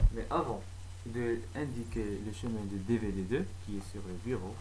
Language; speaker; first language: French; non-native, fluent; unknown